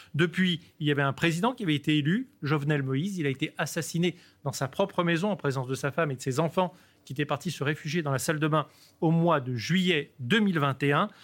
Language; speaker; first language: French; native; French